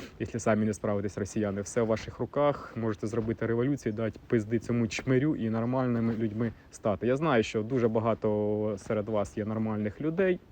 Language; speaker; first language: Ukrainian; non-native, local second language; Russian